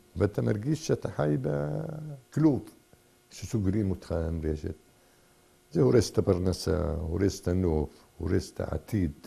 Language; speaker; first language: Hebrew; non-native, local second language; Arabic